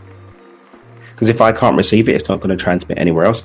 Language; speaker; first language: English; native; English